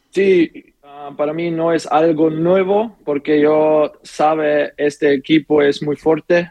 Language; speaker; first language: Spanish; non-native, learner; German